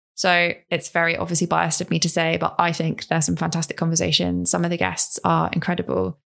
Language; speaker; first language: English; native; English